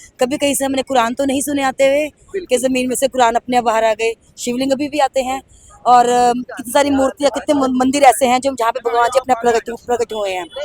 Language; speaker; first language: Hindi; native; Hindi